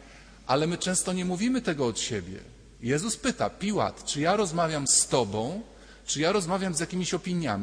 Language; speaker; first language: Polish; native; Polish